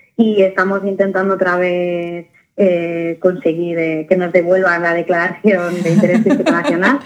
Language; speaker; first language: Spanish; native; Spanish